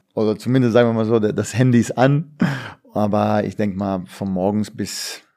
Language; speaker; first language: German; non-native, fluent; Bosnian